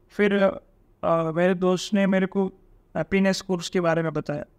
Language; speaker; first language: Hindi; non-native, local second language; Gujarati